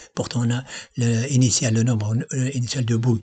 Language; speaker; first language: French; non-native, local second language; Arabic